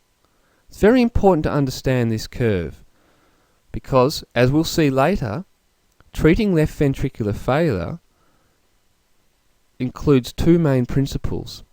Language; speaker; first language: English; native; English